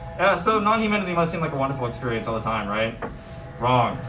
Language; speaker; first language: English; native; English